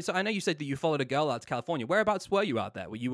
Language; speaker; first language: English; native; English